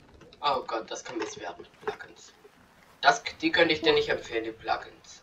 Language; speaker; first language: German; native; German